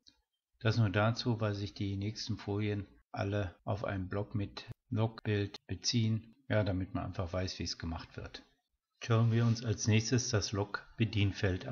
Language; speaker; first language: German; native; German